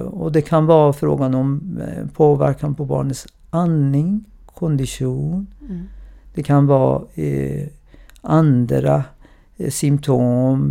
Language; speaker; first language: Swedish; non-native, fluent; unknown